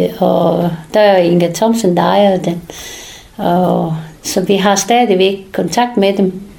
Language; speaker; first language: Danish; non-native, fluent; Persian